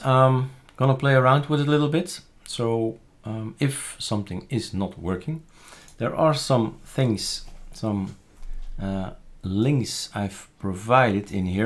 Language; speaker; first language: English; non-native, fluent; Dutch